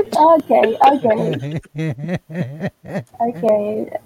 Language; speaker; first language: English; non-native, fluent; Spanish